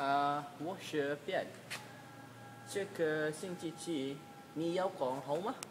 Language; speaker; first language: Chinese; non-native, learner; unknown